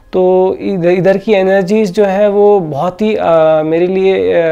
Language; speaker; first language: Hindi; non-native, local second language; Odia